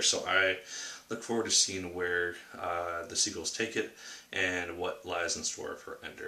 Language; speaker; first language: English; native; English